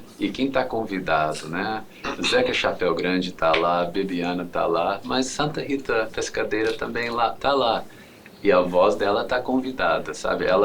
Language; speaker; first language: Portuguese; non-native, fluent; English